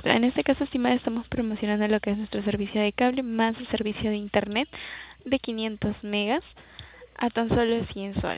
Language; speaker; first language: Spanish; native; Spanish